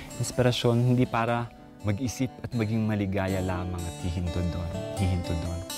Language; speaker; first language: Filipino; non-native, local second language; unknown